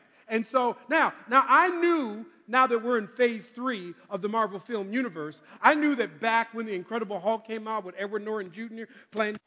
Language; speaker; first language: English; native; English